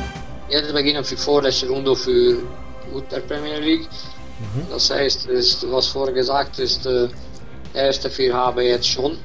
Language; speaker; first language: German; non-native, learner; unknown